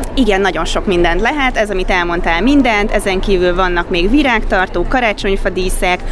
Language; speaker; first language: Hungarian; native; Hungarian